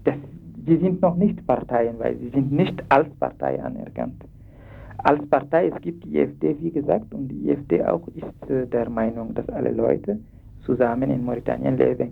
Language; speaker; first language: German; non-native, fluent; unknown